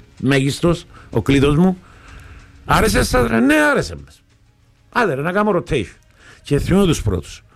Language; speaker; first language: Greek; native; Greek